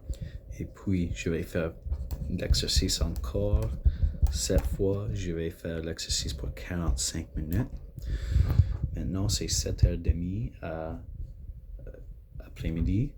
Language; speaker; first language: French; non-native, local second language; English